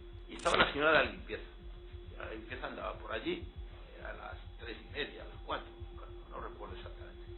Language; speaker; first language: Spanish; native; Spanish